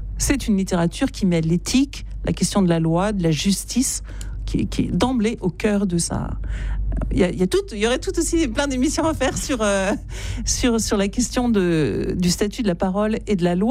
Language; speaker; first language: French; native; French